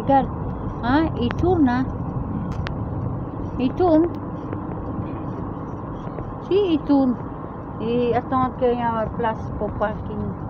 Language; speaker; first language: French; non-native, learner; Filipino